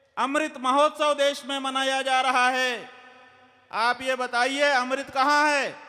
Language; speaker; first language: Hindi; native; Hindi